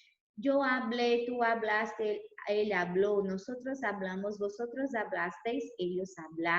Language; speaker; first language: Spanish; non-native, fluent; Portuguese